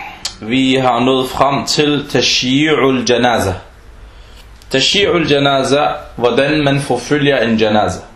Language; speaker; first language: Danish; non-native, fluent; Arabic